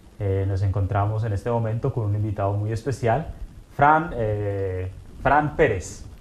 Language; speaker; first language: Spanish; native; Spanish